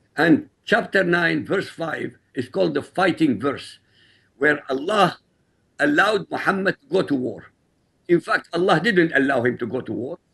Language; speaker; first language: English; non-native, fluent; Arabic